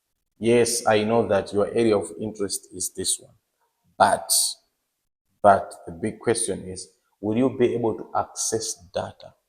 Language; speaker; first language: English; non-native, local second language; Nyanja